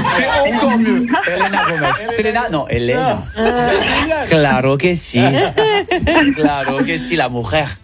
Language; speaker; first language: French; native; French